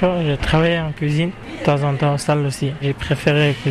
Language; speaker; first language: French; non-native, learner; Pashto